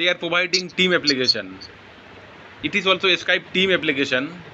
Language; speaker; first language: English; non-native, learner; Bangla